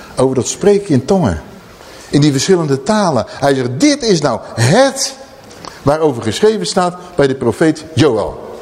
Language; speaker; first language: Dutch; native; Dutch